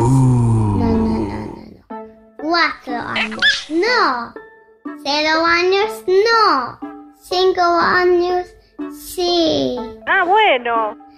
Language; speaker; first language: Spanish; early bilingual, heritage; Spanish